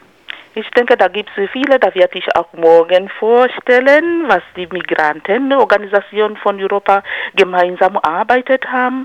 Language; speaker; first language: German; non-native, fluent; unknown